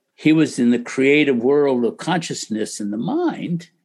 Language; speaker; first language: English; native; English